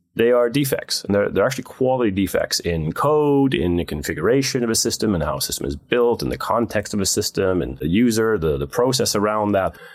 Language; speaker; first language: English; non-native, fluent; Dutch